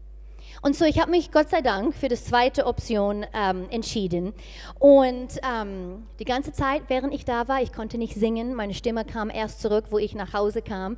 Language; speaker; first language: German; non-native, fluent; English